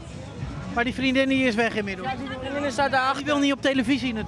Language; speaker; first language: Dutch; native; Dutch